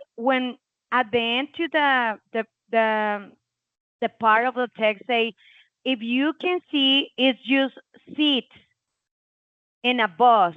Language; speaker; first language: English; non-native, learner; Spanish